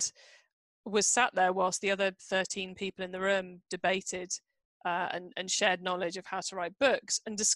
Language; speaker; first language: English; native; English